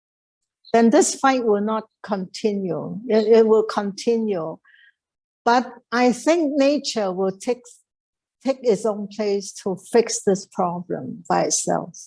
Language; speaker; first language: English; non-native, fluent; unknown